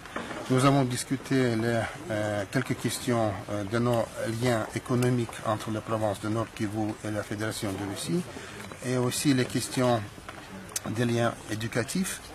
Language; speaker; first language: French; non-native, learner; Russian